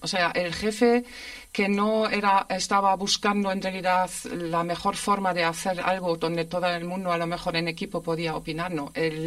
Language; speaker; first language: Spanish; non-native, fluent; German